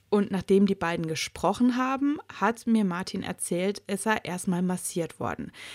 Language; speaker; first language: German; native; German